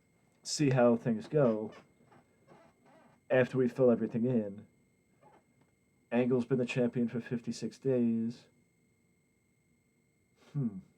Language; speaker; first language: English; native; English